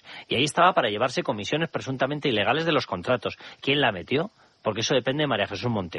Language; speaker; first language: Spanish; native; Spanish